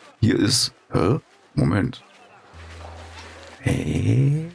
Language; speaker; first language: German; native; German